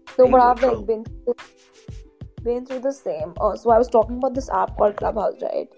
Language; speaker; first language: English; non-native, local second language; Hindi